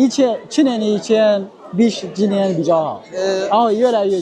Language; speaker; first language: Chinese; non-native, learner; Amharic